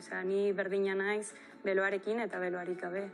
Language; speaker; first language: Basque; non-native, local second language; Spanish